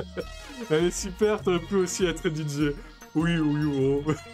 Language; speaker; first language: French; native; French